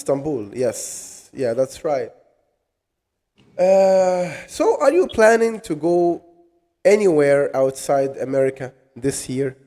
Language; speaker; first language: English; non-native, fluent; Arabic